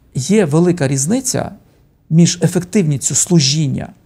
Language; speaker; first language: Ukrainian; native; Ukrainian